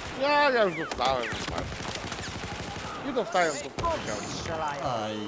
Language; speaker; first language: Polish; native; Polish